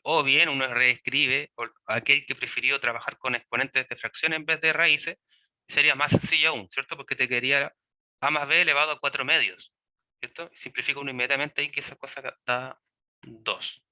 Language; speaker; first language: Spanish; native; Spanish